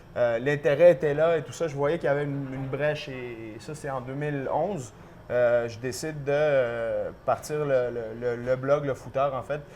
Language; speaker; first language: French; early bilingual, other home language; Spanish